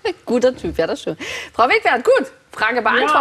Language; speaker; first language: German; native; German